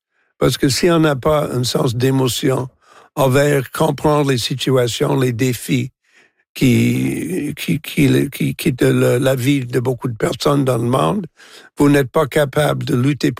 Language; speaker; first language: French; non-native, local second language; English